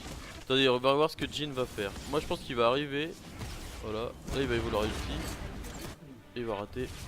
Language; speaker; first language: French; native; French